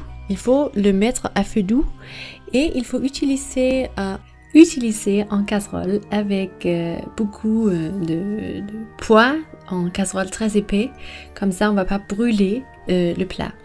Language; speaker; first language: French; non-native, fluent; Danish